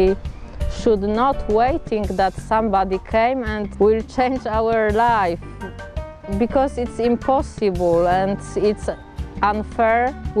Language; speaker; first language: English; non-native, learner; Polish